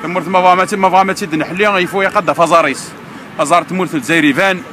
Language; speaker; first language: Arabic; non-native, local second language; Kabyle